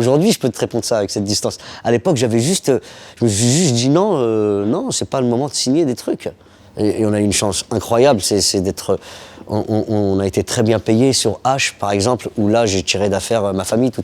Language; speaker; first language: French; early bilingual, other home language; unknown